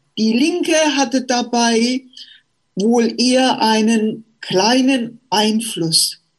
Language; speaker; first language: German; native; German